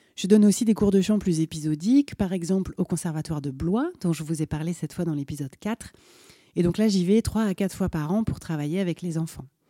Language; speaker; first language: French; native; French